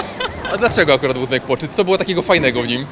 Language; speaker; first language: Polish; native; Polish